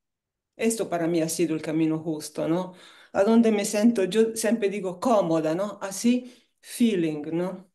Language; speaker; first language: Spanish; non-native, fluent; Italian